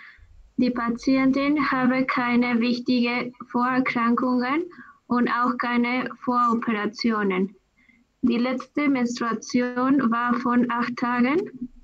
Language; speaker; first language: German; non-native, learner; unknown